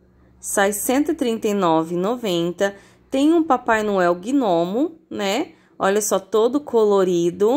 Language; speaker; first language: Portuguese; native; Portuguese